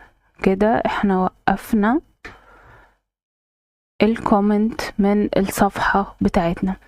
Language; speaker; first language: Arabic; native; Arabic